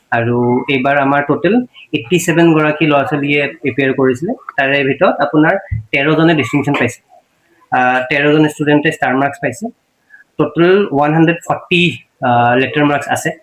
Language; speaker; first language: Assamese; native; Assamese